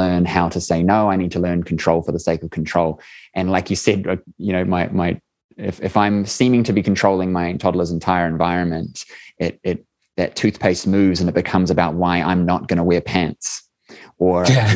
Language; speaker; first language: English; native; English